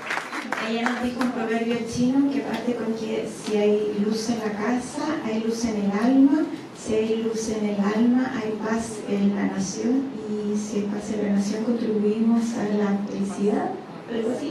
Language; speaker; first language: Spanish; native; Spanish